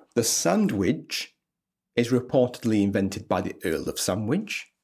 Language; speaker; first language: English; native; English